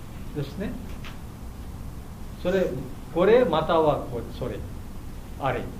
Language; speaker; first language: Japanese; non-native, learner; Bangla